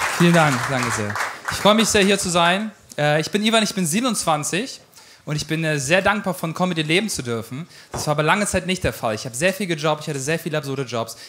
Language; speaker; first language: German; early bilingual, other home language; Ukrainian